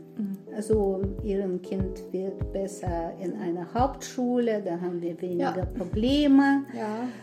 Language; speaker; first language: German; non-native, fluent; Russian